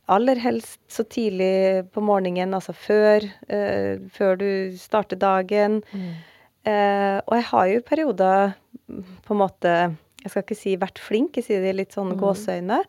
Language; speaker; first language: Norwegian; native; Norwegian